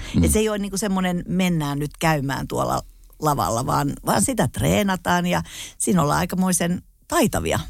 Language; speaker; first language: Finnish; native; Finnish